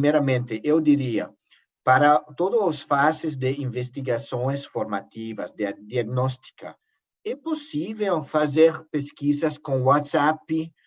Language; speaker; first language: Portuguese; non-native, learner; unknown